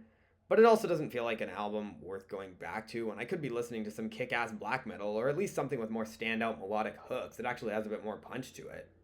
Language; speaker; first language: English; native; English